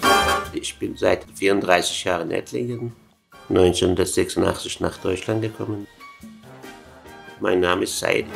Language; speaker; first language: German; non-native, fluent; Azerbaijani